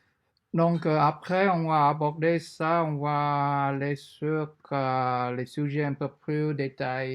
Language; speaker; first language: French; non-native, fluent; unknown